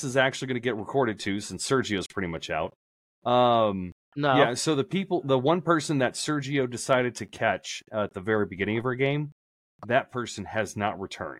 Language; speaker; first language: English; native; English